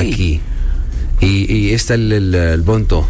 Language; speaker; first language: Spanish; non-native, learner; Arabic